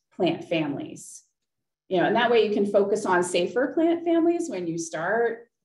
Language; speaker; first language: English; native; English